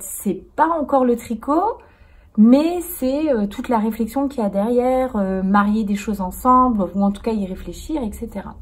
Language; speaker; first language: French; native; French